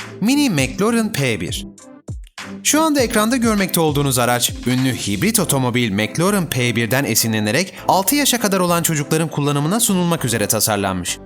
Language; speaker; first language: Turkish; native; Turkish